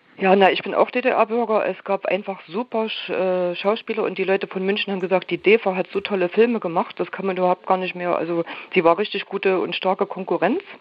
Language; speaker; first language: German; native; German